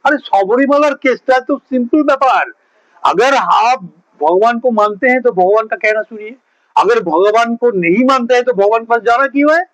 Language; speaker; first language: Hindi; non-native, local second language; Bangla